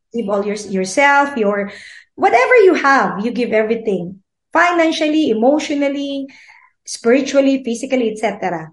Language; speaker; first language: English; non-native, local second language; Filipino